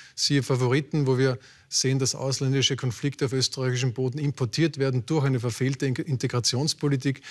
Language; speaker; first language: German; native; German